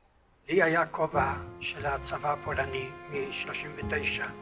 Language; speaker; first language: Hebrew; non-native, fluent; Yiddish